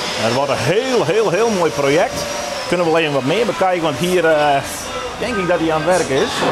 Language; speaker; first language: Dutch; non-native, local second language; Western Frisian